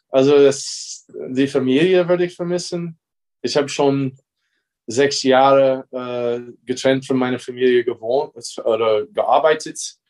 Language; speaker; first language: German; non-native, fluent; English